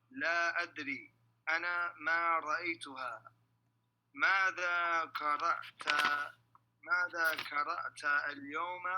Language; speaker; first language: Arabic; non-native, learner; English